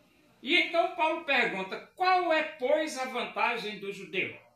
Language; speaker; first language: Portuguese; native; Portuguese